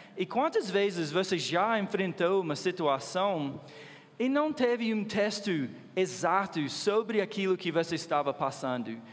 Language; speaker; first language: Portuguese; non-native, fluent; English